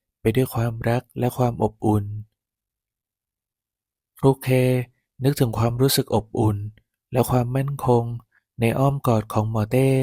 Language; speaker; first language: Thai; native; Thai